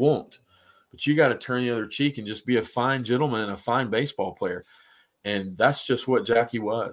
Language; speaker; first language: English; native; English